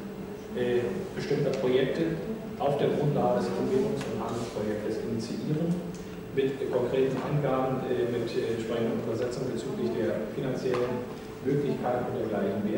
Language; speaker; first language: German; native; German